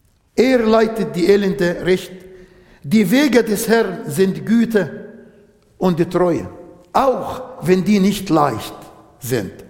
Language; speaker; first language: German; non-native, fluent; Arabic